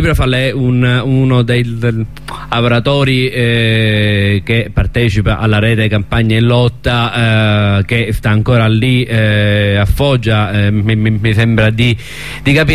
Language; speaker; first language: Italian; native; Italian